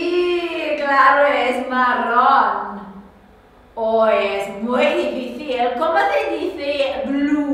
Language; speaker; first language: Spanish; non-native, learner; English